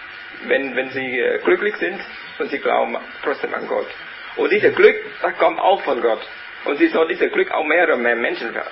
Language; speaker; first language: German; non-native, learner; Vietnamese